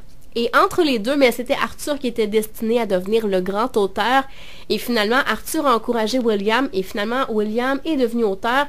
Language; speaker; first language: French; native; French